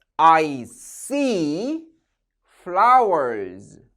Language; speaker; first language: English; non-native, fluent; Korean